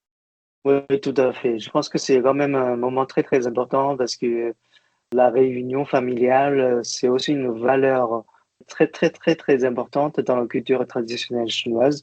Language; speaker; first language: French; non-native, fluent; Chinese